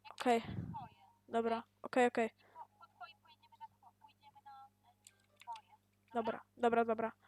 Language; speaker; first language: Polish; native; Polish